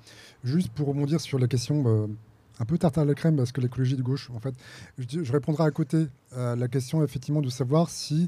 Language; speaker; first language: French; native; French